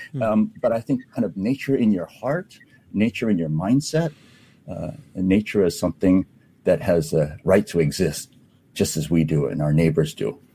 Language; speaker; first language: English; native; English